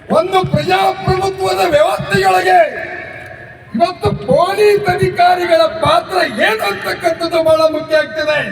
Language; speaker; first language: Kannada; native; Kannada